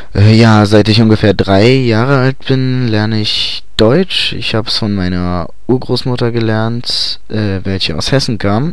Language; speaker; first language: German; early bilingual, other home language; Polish